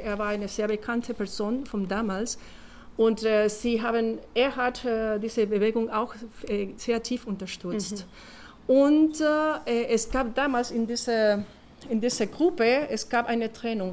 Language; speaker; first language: German; non-native, learner; Spanish